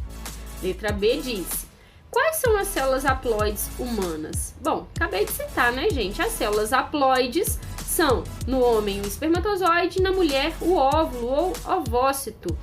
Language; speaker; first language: Portuguese; native; Portuguese